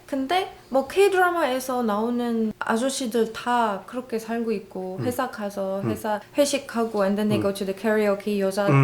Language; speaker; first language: Korean; non-native, learner; Arabic